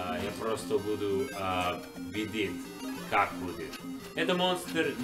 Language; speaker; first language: Russian; non-native, learner; English